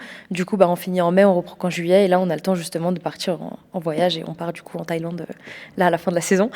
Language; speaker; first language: French; native; French